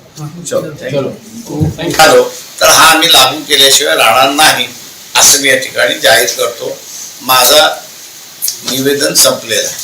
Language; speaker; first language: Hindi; non-native, local second language; Marathi